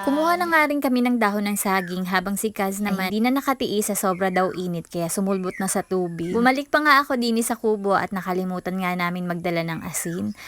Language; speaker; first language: Filipino; native; Filipino